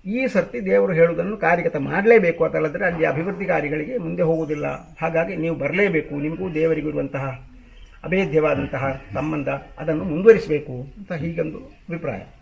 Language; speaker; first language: Kannada; non-native, local second language; Malayalam